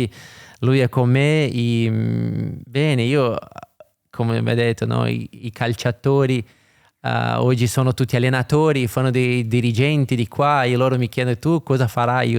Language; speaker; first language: Italian; non-native, fluent; Portuguese